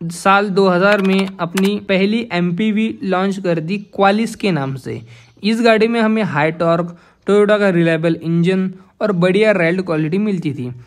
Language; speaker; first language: Hindi; non-native, local second language; Marathi